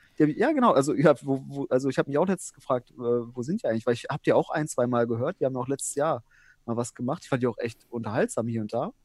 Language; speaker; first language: German; early bilingual, other home language; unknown